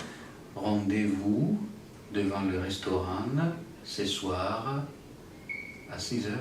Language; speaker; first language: French; non-native, learner; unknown